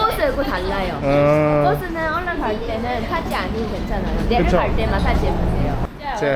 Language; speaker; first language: Korean; non-native, learner; Japanese